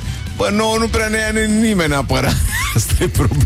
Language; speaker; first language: Romanian; native; Romanian